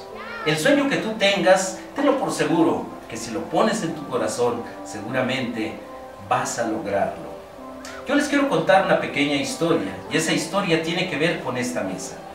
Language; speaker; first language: Spanish; native; Spanish